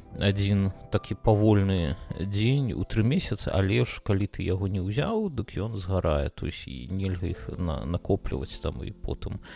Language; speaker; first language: Belarusian; non-native, local second language; Russian